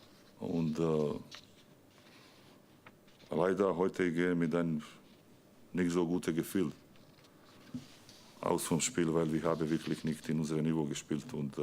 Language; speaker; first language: German; non-native, learner; Bosnian